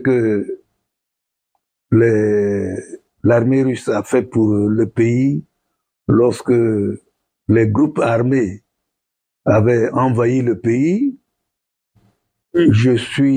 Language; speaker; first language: French; non-native, local second language; Sango